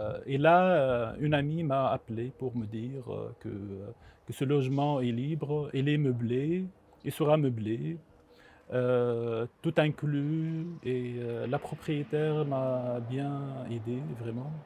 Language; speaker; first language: French; non-native, local second language; Arabic